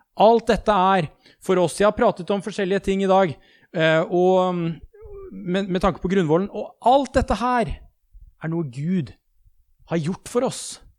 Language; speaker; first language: Norwegian; native; Norwegian